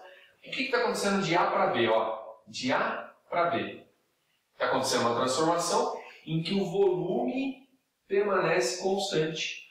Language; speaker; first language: Portuguese; native; Portuguese